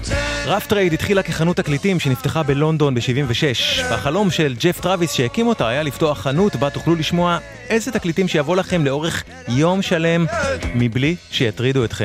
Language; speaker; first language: Hebrew; native; Hebrew